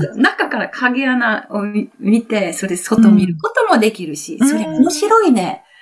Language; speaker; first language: Japanese; non-native, fluent; Italian